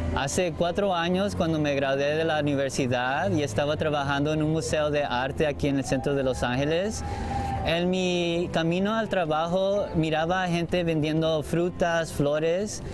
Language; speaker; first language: Spanish; early bilingual, heritage; Spanish